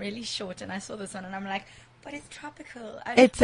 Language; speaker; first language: English; native; English